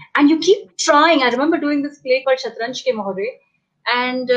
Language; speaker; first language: English; non-native, local second language; Hindi